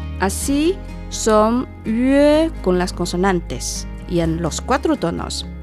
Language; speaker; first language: Spanish; non-native, fluent; Chinese